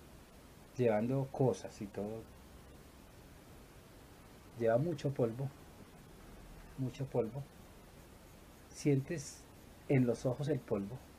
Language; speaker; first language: Spanish; native; Spanish